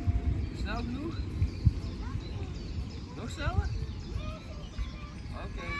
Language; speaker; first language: Dutch; native; Dutch